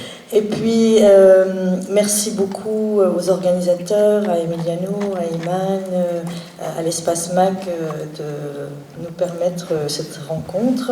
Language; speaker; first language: French; native; French